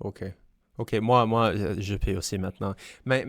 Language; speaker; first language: French; non-native, fluent; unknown